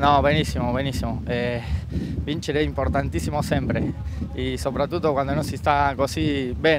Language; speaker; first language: Italian; non-native, fluent; Spanish